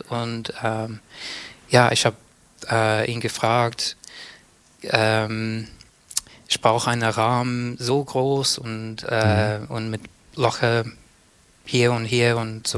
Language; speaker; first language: German; non-native, fluent; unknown